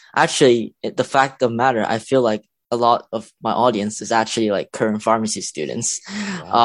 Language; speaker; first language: English; non-native, local second language; Cantonese